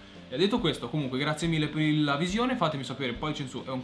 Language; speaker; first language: Italian; native; Italian